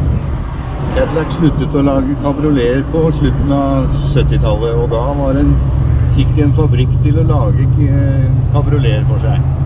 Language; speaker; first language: Norwegian; native; Norwegian